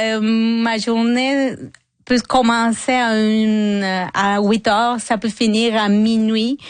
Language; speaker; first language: French; non-native, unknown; Spanish